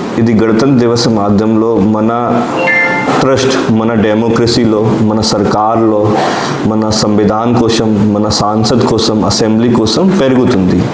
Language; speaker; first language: Telugu; non-native, learner; Hindi